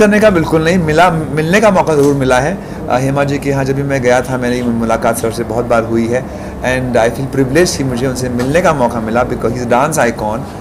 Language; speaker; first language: Hindi; native; Hindi